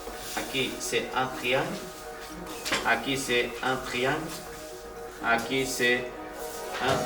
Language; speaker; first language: French; non-native, learner; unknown